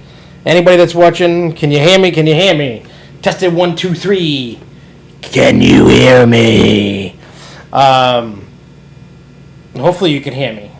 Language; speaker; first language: English; native; English